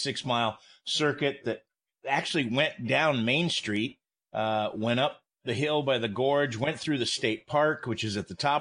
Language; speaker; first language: English; native; English